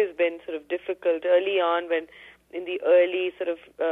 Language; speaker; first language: English; non-native, local second language; Hindi